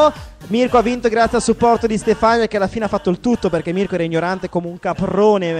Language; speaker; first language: Italian; native; Italian